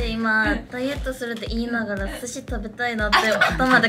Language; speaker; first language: Japanese; non-native, fluent; Korean